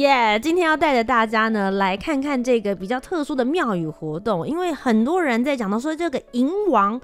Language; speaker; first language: Chinese; native; Chinese